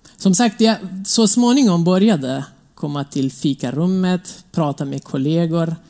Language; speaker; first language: Swedish; non-native, fluent; Kurdish